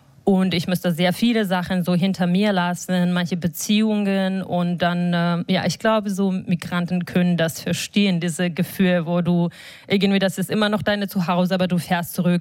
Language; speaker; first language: German; non-native, fluent; Georgian